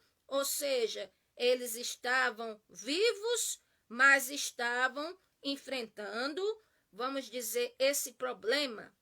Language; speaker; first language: Portuguese; native; Portuguese